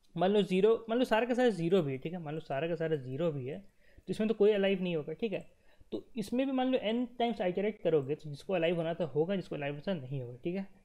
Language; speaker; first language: Hindi; native; Hindi